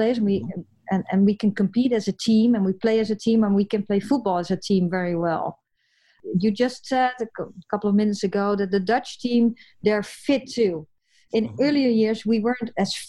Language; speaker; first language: English; non-native, fluent; Dutch